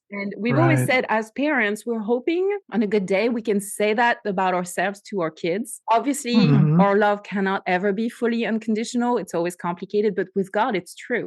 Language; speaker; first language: English; non-native, fluent; French